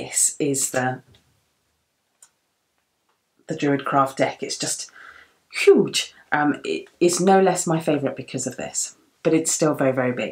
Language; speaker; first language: English; native; English